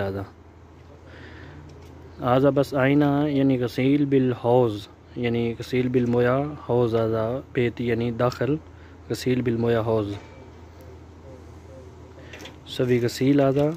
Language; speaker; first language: Arabic; non-native, learner; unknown